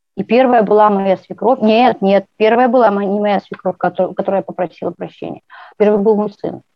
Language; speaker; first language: Russian; native; Russian